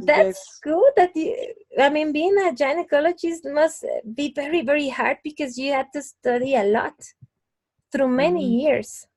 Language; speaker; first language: English; non-native, fluent; Spanish